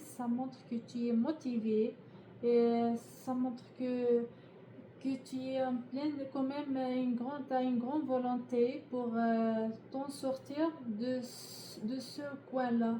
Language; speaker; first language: French; non-native, learner; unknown